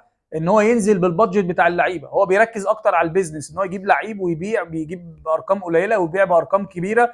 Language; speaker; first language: Arabic; native; Arabic